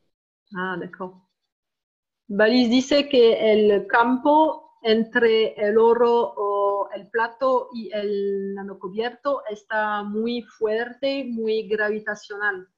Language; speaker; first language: Spanish; non-native, learner; French